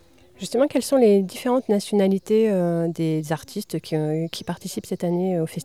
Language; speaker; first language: French; native; French